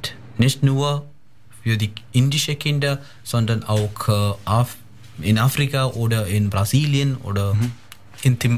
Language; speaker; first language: German; non-native, fluent; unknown